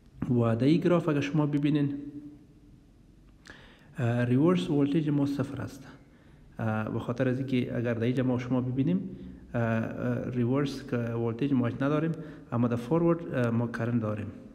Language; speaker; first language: Persian; native; Persian